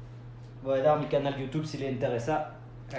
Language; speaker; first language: Spanish; non-native, fluent; French